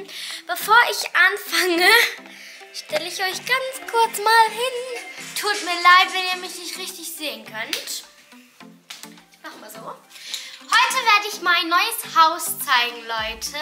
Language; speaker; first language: German; early bilingual, other home language; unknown